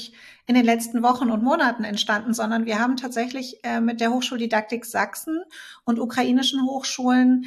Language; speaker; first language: German; native; German